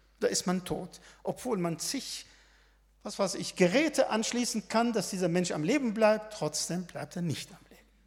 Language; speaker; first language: German; non-native, fluent; Arabic